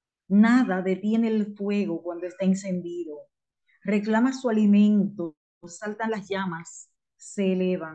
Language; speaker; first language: Spanish; native; Spanish